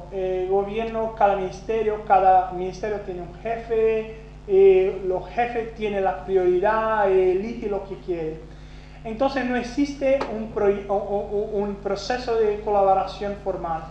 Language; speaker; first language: Spanish; non-native, fluent; Portuguese